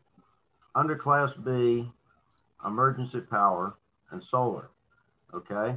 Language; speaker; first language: English; native; English